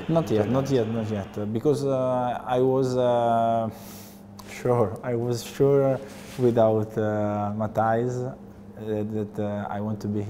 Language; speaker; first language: English; non-native, learner; Italian